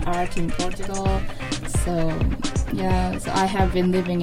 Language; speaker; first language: English; non-native, learner; Korean